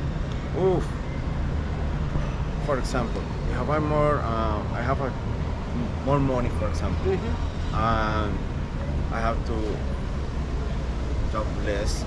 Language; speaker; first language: English; non-native, learner; Spanish